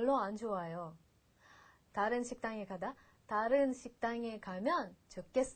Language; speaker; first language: Korean; non-native, fluent; Russian